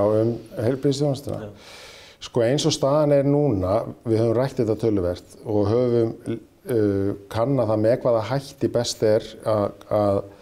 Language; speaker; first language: Icelandic; native; Icelandic